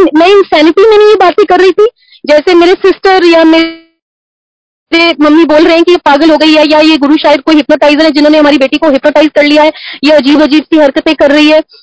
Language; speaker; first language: Hindi; non-native, local second language; Punjabi